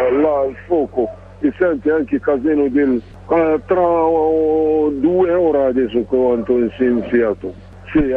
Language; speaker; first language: Italian; non-native, learner; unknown